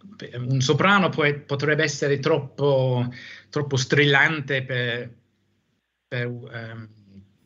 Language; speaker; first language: Italian; non-native, fluent; English